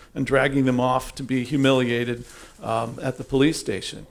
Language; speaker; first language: English; native; English